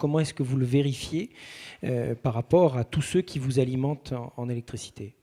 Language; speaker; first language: French; native; French